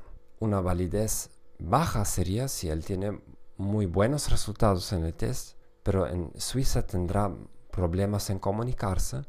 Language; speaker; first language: Spanish; non-native, fluent; German